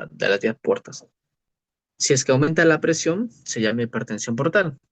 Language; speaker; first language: Spanish; native; Spanish